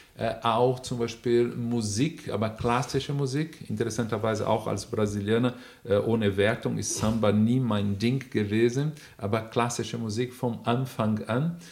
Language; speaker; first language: German; non-native, fluent; Portuguese